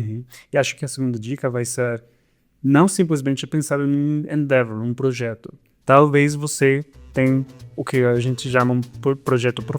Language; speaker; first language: Portuguese; non-native, fluent; Spanish